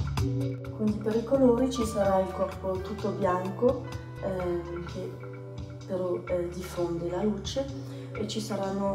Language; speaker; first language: Italian; non-native, fluent; French